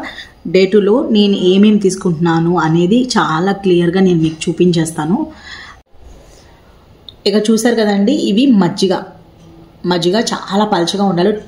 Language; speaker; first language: Telugu; native; Telugu